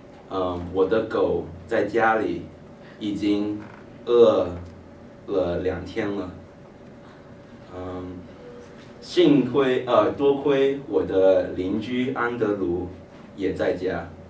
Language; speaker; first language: Chinese; non-native, learner; English